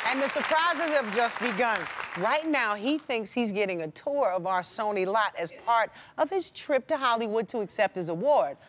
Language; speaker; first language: English; native; English